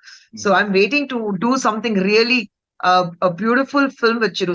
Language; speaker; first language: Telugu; non-native, fluent; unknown